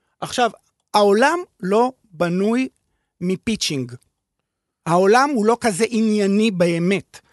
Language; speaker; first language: Hebrew; native; Hebrew